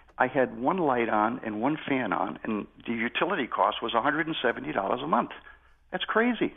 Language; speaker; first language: English; native; English